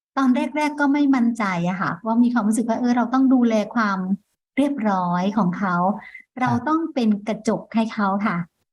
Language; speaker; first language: Thai; non-native, local second language; Khmer